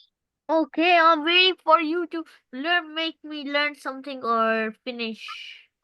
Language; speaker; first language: English; non-native, local second language; Urdu